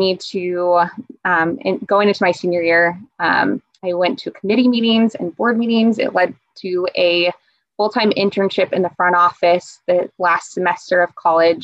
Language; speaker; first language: English; native; English